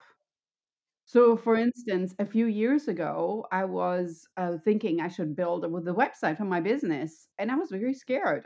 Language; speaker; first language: English; non-native, fluent; German